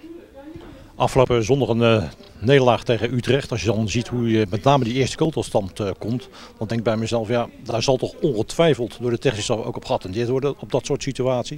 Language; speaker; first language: Dutch; native; Dutch